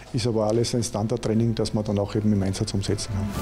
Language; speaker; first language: German; native; German